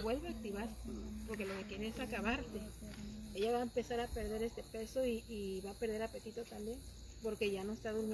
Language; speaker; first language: Spanish; native; Spanish